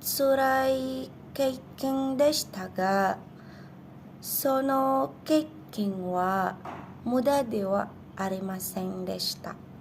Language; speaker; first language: Japanese; non-native, learner; Indonesian